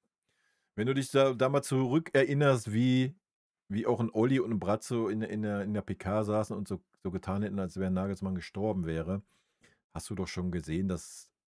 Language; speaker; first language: German; native; German